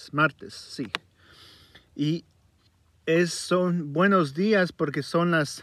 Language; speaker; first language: Spanish; early bilingual, heritage; Spanish